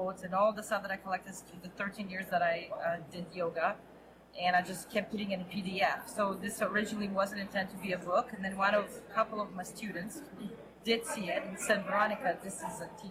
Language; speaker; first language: English; non-native, fluent; Hebrew